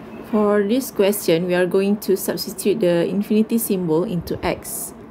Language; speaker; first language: English; non-native, local second language; Malay